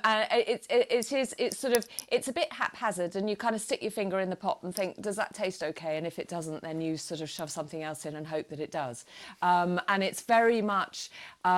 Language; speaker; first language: English; native; English